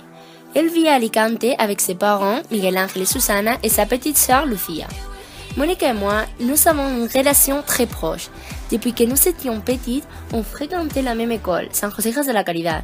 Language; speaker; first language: French; non-native, learner; Spanish